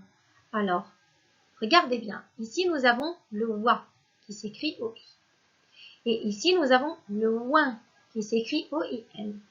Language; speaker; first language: French; non-native, local second language; Arabic